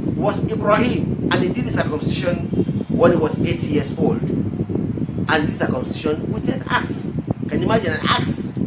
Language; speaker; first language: English; non-native, local second language; Yoruba